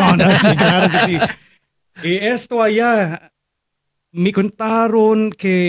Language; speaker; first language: Spanish; non-native, fluent; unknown